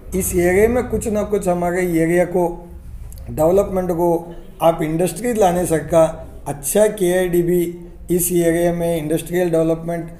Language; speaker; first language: Hindi; non-native, local second language; Kannada